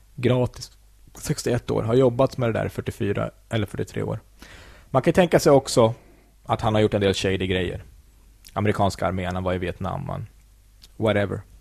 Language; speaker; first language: Swedish; early bilingual, other home language; Kurdish